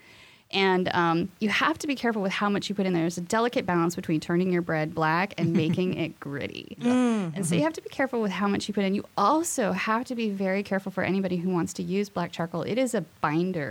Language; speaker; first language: English; native; English